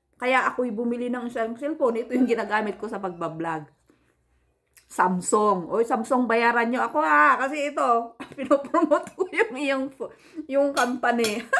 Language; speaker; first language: Filipino; native; Filipino